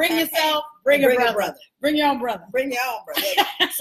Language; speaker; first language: English; native; English